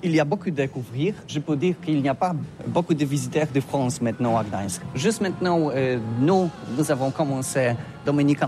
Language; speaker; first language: French; non-native, learner; Polish